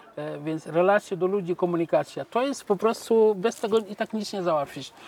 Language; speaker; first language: Polish; non-native, fluent; Wolof